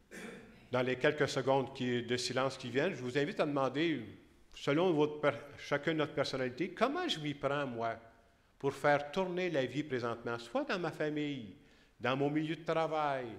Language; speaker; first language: French; native; French